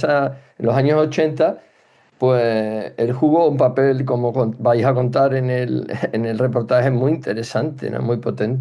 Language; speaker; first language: Spanish; native; Spanish